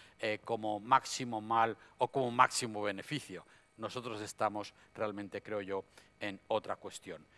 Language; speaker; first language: Spanish; native; Spanish